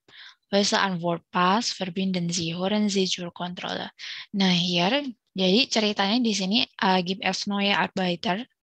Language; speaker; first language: German; non-native, learner; Indonesian